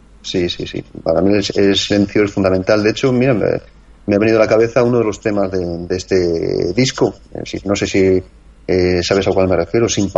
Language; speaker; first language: Spanish; native; Spanish